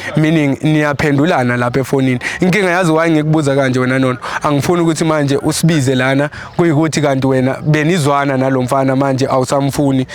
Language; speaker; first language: Zulu; native; Zulu